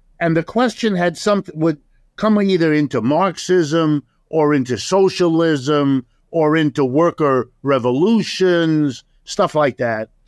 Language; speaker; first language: English; early bilingual, other home language; German